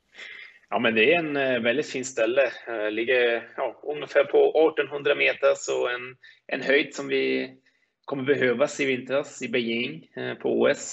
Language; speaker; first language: Swedish; non-native, fluent; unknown